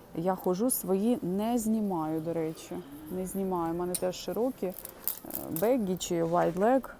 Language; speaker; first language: Ukrainian; non-native, local second language; Russian